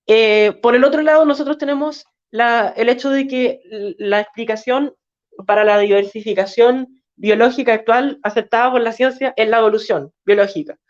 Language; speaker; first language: Spanish; native; Spanish